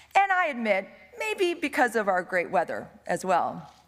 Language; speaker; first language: English; native; English